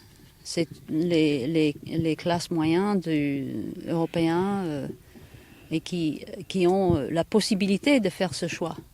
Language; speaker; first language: French; non-native, fluent; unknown